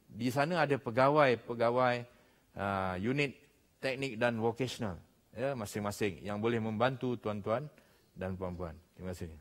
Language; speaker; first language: Malay; native; Malay